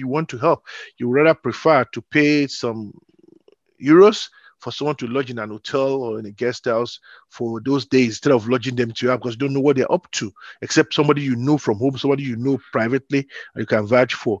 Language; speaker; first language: English; non-native, local second language; Yoruba